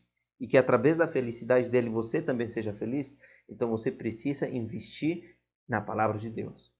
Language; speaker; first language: Portuguese; non-native, fluent; Spanish